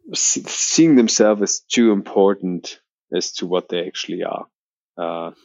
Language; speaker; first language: English; non-native, fluent; German